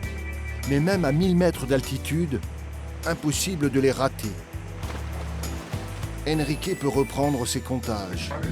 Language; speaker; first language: French; native; French